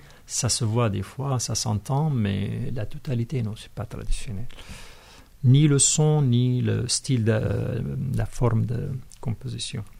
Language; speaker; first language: French; non-native, fluent; Arabic